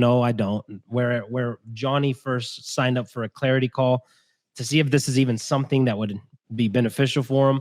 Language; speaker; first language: English; native; English